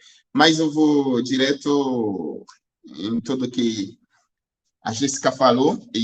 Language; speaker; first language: Portuguese; non-native, fluent; Haitian Creole